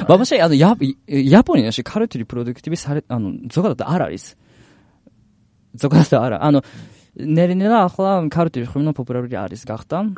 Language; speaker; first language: Georgian; non-native, learner; Japanese